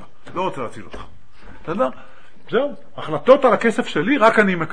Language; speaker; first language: Hebrew; native; Hebrew